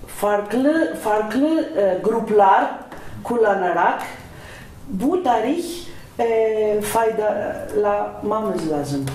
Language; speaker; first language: Turkish; non-native, learner; Greek